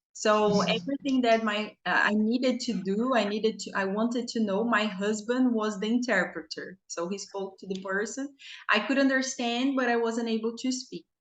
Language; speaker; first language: English; non-native, fluent; Portuguese